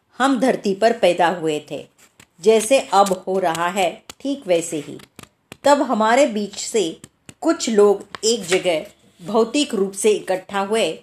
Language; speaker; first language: Hindi; non-native, local second language; Marathi